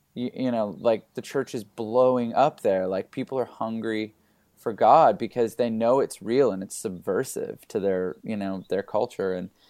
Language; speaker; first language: English; native; English